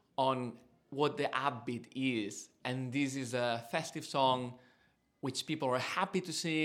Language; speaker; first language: English; non-native, fluent; Spanish